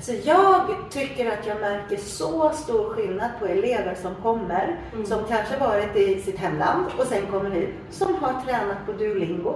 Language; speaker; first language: Swedish; native; Swedish